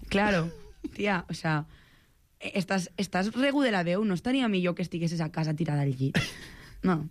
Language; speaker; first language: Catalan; native; Catalan